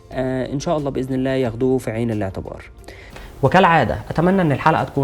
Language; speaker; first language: Arabic; native; Arabic